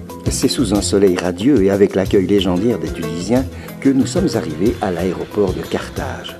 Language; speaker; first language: French; native; French